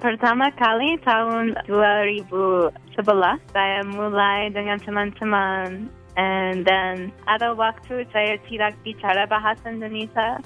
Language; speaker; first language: Indonesian; non-native, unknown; English